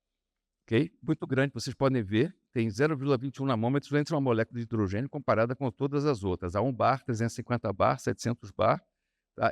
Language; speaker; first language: Portuguese; native; Portuguese